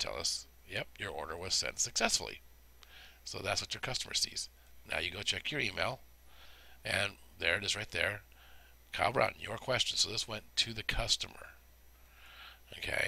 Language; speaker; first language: English; native; English